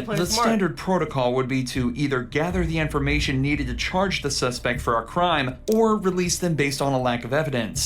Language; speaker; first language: English; native; English